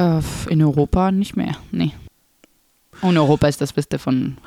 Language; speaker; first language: German; non-native, fluent; Spanish